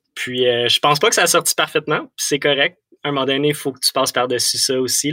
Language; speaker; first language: French; native; French